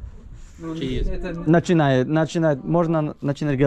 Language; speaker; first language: Russian; non-native, learner; Polish